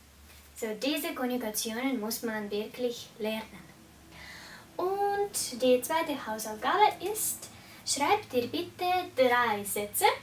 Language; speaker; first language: German; non-native, fluent; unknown